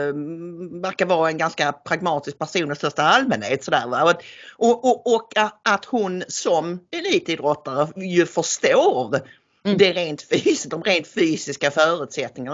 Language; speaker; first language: Swedish; native; Swedish